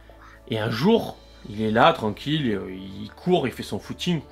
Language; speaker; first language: French; native; French